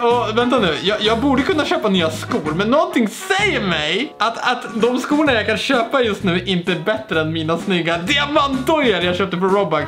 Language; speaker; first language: Swedish; native; Swedish